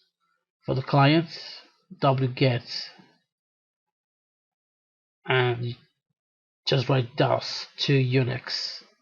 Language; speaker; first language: English; non-native, fluent; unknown